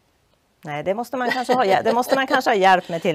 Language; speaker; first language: Swedish; native; Swedish